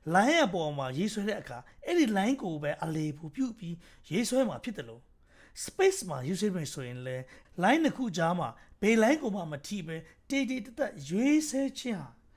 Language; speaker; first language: Burmese; non-native, local second language; Kachin